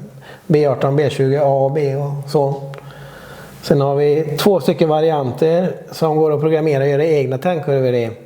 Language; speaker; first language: Swedish; native; Swedish